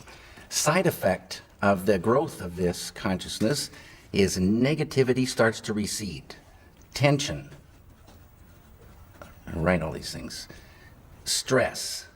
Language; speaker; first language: English; native; English